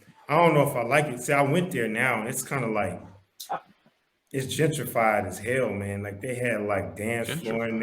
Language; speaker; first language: English; native; English